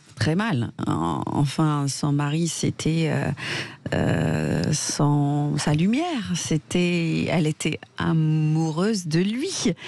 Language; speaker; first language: French; non-native, fluent; English